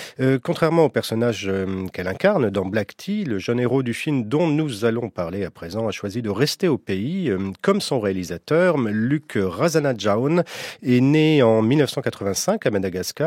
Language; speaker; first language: French; native; French